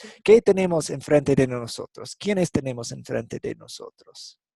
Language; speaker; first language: Spanish; non-native, fluent; English